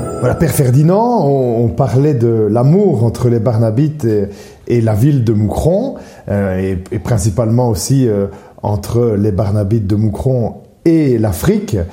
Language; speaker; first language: French; native; French